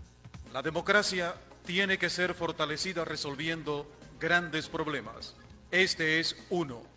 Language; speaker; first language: Spanish; native; Spanish